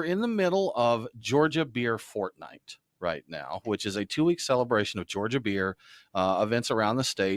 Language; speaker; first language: English; native; English